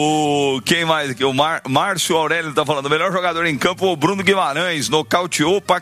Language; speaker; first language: Portuguese; native; Portuguese